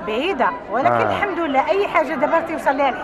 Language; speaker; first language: Arabic; native; Arabic